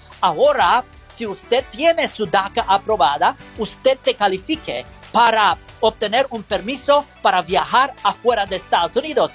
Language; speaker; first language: Spanish; non-native, learner; English